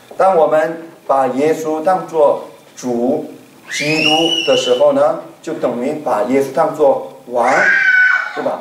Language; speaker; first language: Chinese; non-native, fluent; Korean